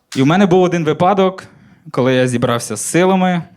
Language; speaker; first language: Ukrainian; native; Ukrainian